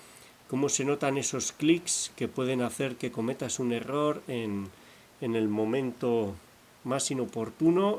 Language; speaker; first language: Spanish; native; Spanish